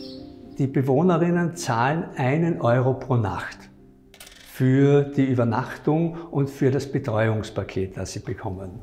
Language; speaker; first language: German; native; German